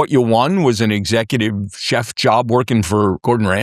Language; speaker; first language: English; native; English